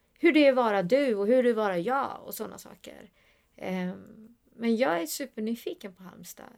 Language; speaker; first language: Swedish; early bilingual, other home language; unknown